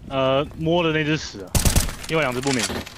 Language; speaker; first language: Chinese; native; Chinese